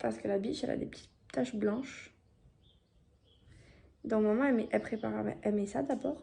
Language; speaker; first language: French; native; French